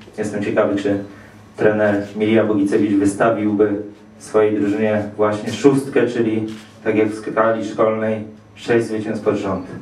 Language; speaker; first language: Polish; native; Polish